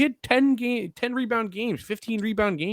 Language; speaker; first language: English; native; English